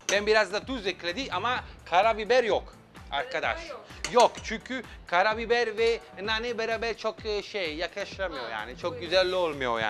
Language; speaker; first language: Turkish; non-native, fluent; Italian